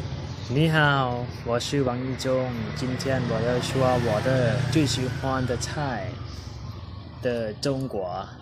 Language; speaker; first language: Chinese; non-native, learner; Lao